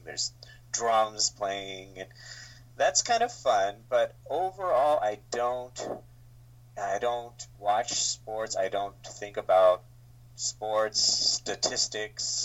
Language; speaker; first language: English; native; English